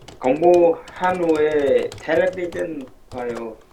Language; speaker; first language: Korean; non-native, learner; Vietnamese